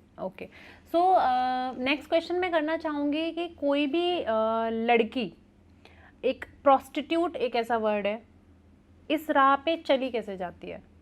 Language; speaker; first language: Hindi; native; Hindi